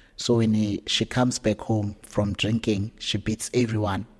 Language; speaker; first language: English; non-native, local second language; Zulu